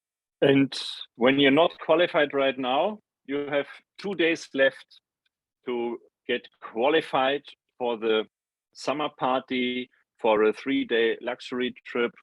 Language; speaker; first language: English; non-native, fluent; German